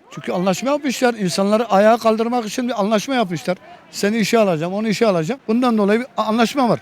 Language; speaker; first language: Turkish; non-native, local second language; Kurdish